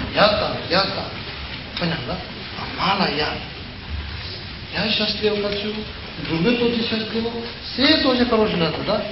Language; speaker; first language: Russian; non-native, learner; Tibetan